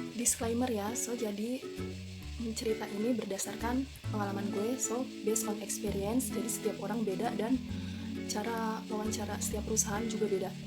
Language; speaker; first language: Indonesian; native; Indonesian